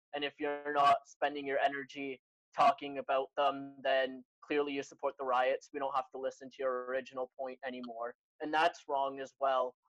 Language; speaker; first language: English; native; English